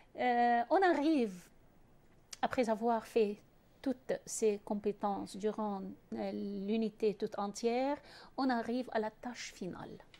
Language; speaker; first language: French; non-native, fluent; Arabic